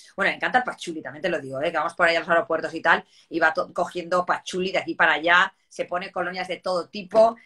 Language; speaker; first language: Spanish; native; Spanish